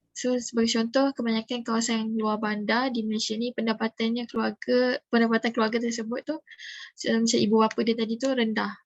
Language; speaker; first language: Malay; native; Malay